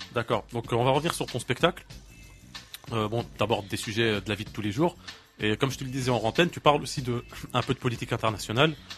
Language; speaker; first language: French; native; French